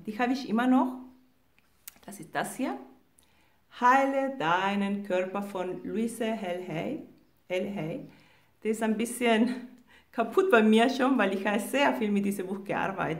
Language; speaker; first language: German; non-native, fluent; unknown